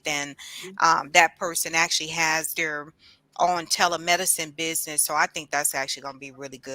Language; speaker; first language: English; native; English